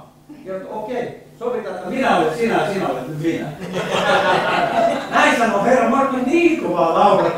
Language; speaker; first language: Finnish; native; Finnish